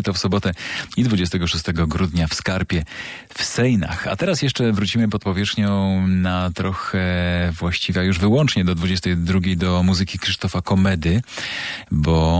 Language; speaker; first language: Polish; native; Polish